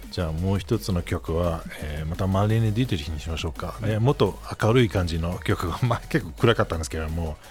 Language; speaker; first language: Japanese; non-native, fluent; German